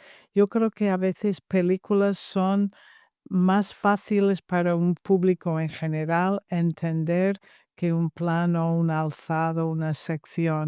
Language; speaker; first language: Spanish; non-native, fluent; English